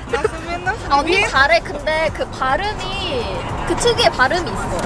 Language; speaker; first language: Korean; early bilingual, heritage; Korean